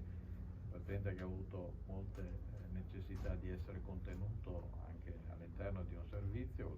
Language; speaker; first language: Italian; native; Italian